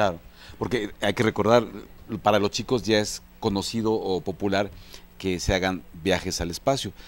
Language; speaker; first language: Spanish; native; Spanish